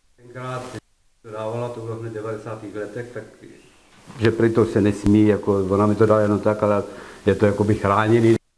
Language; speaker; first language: Czech; early bilingual, heritage; Czech